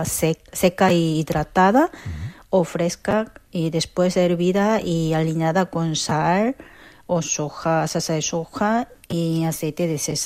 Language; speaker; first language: Spanish; non-native, fluent; Korean